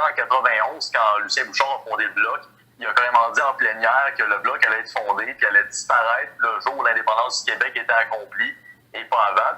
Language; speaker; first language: French; native; French